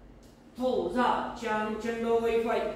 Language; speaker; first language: Vietnamese; non-native, learner; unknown